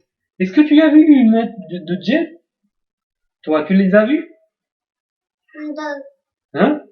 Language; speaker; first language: French; non-native, local second language; Arabic